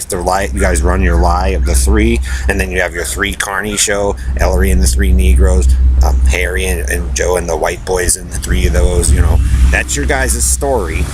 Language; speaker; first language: English; native; English